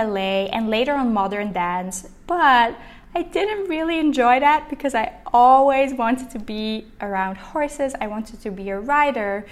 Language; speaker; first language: English; non-native, fluent; Dutch